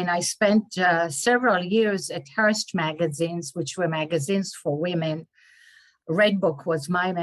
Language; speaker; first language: English; non-native, fluent; Hebrew